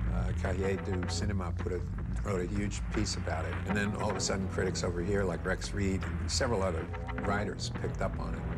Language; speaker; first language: English; native; English